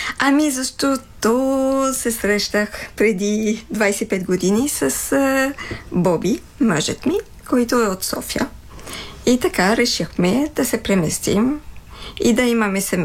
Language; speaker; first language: Bulgarian; non-native, fluent; French